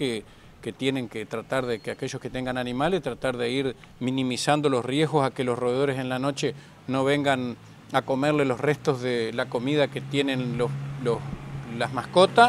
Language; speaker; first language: Spanish; native; Spanish